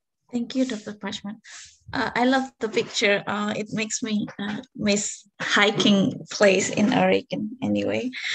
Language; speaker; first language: English; non-native, fluent; Indonesian